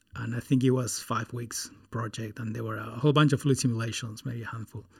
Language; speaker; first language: English; non-native, fluent; Spanish